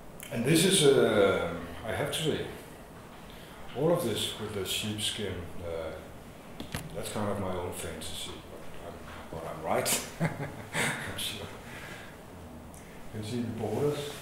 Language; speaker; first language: English; non-native, fluent; Danish